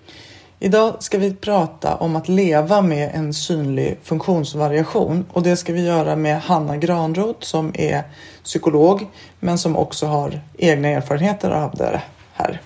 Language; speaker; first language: Swedish; native; Swedish